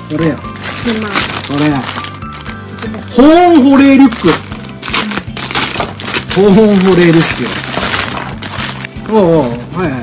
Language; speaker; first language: Japanese; native; Japanese